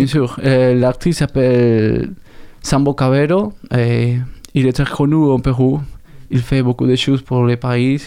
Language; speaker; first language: French; non-native, learner; Spanish